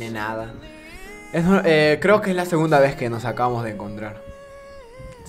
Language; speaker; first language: Spanish; native; Spanish